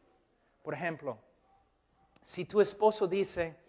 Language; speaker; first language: Spanish; non-native, fluent; English